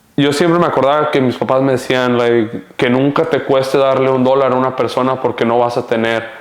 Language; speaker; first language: Spanish; early bilingual, heritage; Spanish